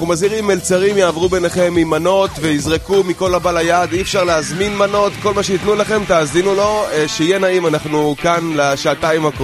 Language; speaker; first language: Hebrew; native; Hebrew